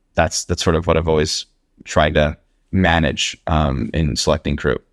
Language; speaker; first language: English; native; English